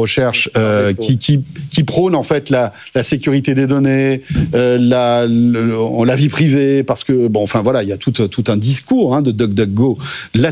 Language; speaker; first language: French; native; French